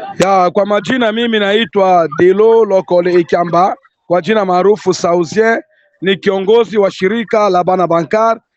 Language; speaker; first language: Swahili; native; Swahili